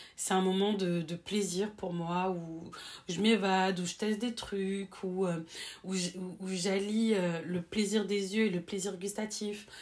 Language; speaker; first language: French; native; French